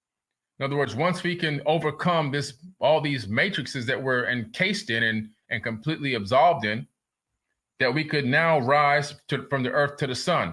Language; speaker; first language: English; native; English